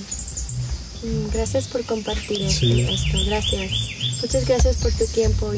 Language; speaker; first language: Spanish; early bilingual, heritage; Spanish